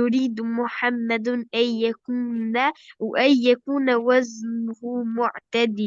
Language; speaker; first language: Arabic; non-native, learner; Albanian